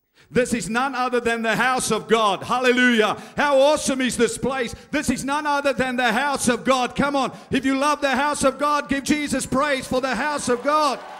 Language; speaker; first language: English; non-native, local second language; Afrikaans